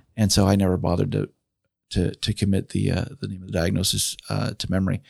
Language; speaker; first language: English; native; English